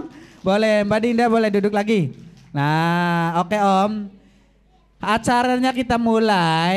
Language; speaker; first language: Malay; non-native, local second language; Javanese